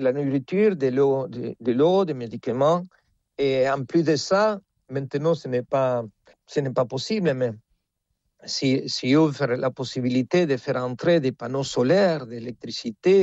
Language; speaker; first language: French; non-native, fluent; Spanish